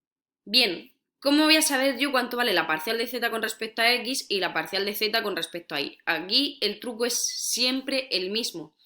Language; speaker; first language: Spanish; native; Spanish